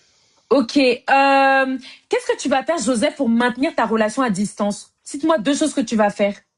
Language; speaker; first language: French; native; French